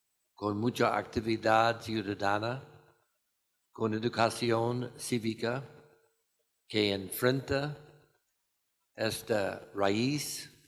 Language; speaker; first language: Spanish; non-native, fluent; English